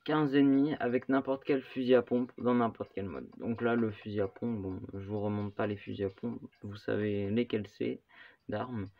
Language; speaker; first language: French; native; French